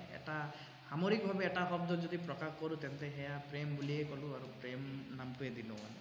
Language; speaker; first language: Assamese; non-native, local second language; Sadri